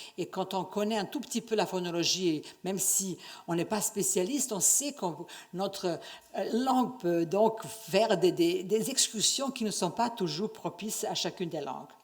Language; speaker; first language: French; non-native, fluent; Serbian